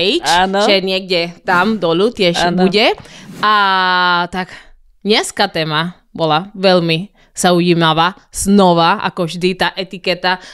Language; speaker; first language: Slovak; non-native, fluent; Spanish